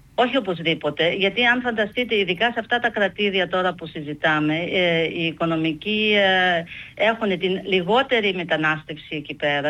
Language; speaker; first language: Greek; early bilingual, heritage; Greek